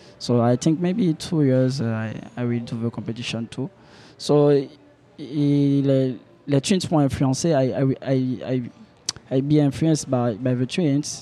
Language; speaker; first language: English; non-native, learner; French